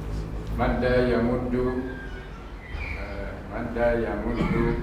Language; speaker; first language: Arabic; non-native, learner; Indonesian